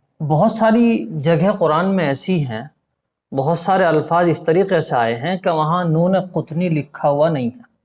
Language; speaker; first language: Urdu; native; Urdu